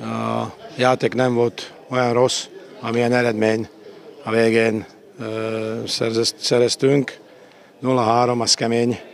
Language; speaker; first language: Hungarian; non-native, fluent; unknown